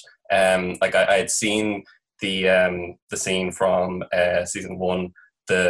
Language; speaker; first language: English; native; English